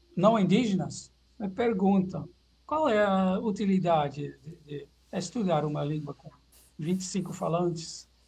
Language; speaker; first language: Portuguese; non-native, fluent; Dutch